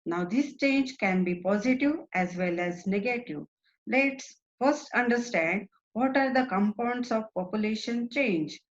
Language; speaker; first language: English; non-native, local second language; Marathi